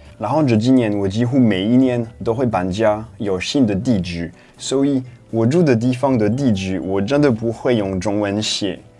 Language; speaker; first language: Chinese; non-native, fluent; French